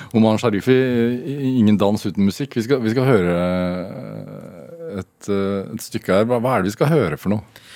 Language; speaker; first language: Norwegian; native; Norwegian